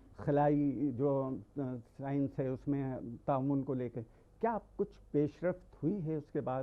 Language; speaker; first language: Urdu; native; Urdu